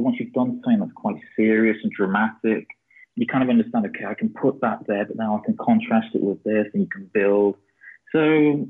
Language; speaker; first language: English; native; English